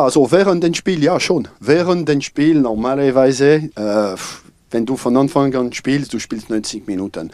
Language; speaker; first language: German; non-native, fluent; French